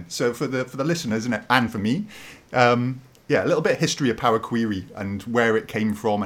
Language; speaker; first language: English; native; English